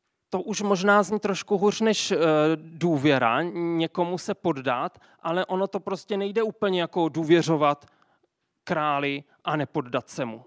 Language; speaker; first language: Czech; native; Czech